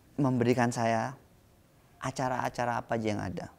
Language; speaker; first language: Indonesian; native; Indonesian